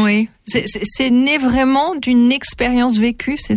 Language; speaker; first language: French; native; French